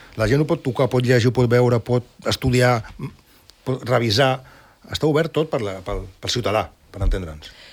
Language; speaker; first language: Catalan; non-native, local second language; Spanish